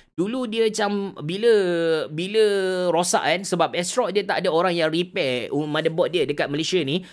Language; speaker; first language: Malay; native; Malay